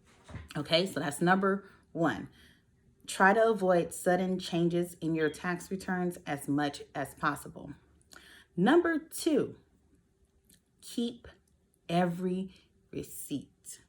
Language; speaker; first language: English; native; English